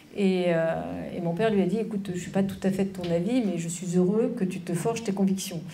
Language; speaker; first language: French; native; French